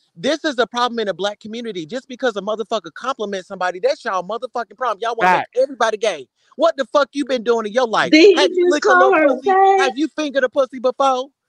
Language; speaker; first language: English; native; English